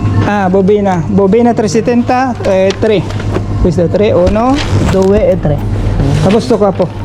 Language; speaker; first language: Italian; non-native, learner; Filipino